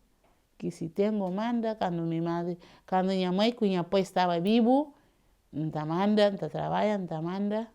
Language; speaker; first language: Portuguese; non-native, learner; Kabuverdianu